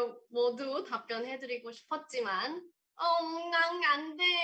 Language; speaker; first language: Korean; non-native, fluent; Thai